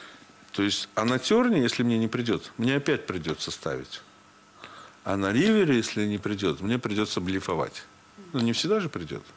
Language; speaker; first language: Russian; native; Russian